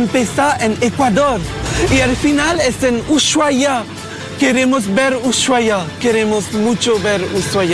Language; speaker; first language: Spanish; non-native, learner; French